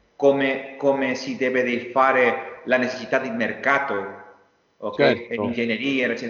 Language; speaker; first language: Italian; non-native, learner; Spanish